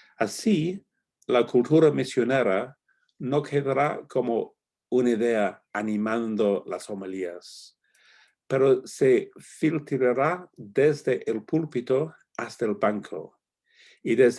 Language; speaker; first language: Spanish; non-native, fluent; English